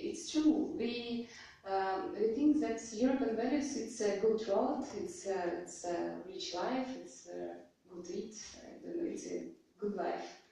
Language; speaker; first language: English; non-native, learner; Russian